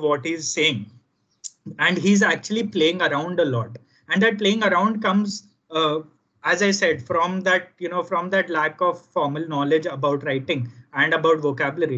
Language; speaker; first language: English; non-native, local second language; Gujarati